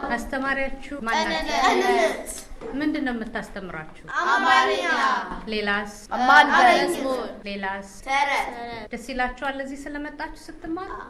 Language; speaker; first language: Amharic; native; Amharic